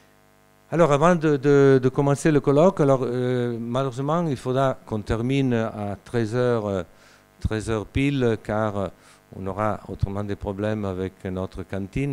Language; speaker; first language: French; non-native, fluent; Italian